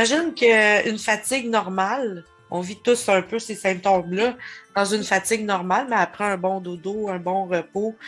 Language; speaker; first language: French; native; French